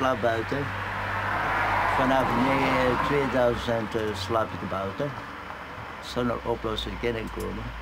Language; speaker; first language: Dutch; non-native, learner; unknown